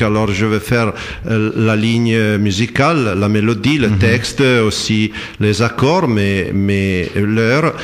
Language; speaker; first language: French; non-native, fluent; Italian